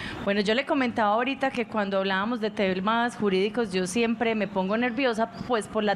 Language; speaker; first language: Spanish; native; Spanish